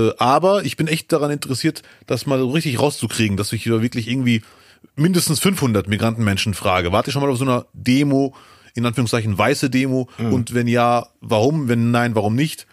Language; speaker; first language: German; early bilingual, other home language; Arabic